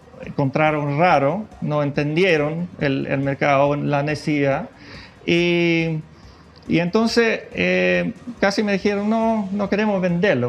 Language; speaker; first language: Spanish; non-native, fluent; Dutch